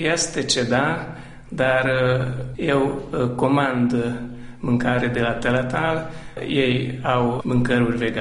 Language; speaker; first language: Romanian; non-native, local second language; Hungarian